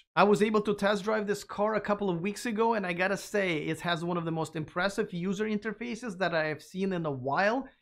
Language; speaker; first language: English; non-native, fluent; Russian